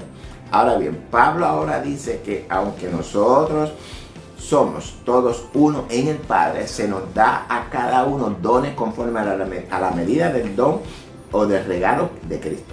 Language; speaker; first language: Spanish; native; Spanish